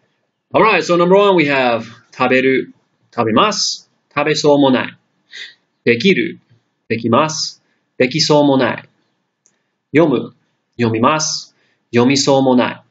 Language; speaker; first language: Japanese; non-native, fluent; English